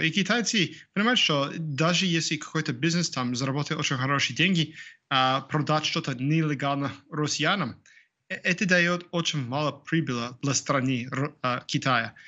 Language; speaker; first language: Russian; non-native, fluent; English